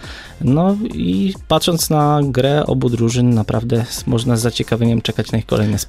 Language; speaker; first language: Polish; native; Polish